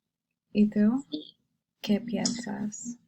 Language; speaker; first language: Spanish; non-native, learner; English